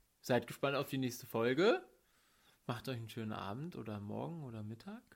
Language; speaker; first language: German; native; German